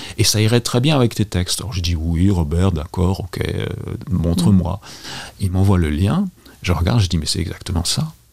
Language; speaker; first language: French; native; French